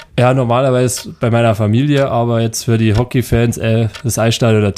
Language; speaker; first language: German; native; German